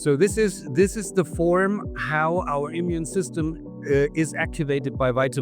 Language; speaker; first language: English; non-native, fluent; German